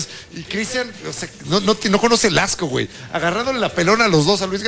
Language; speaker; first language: Spanish; native; Spanish